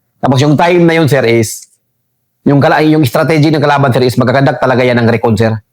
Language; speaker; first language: Filipino; non-native, local second language; Cebuano